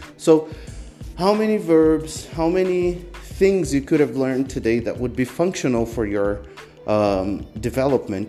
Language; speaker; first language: English; non-native, fluent; Portuguese